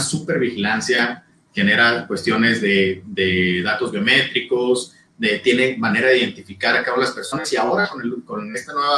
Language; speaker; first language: Spanish; native; Spanish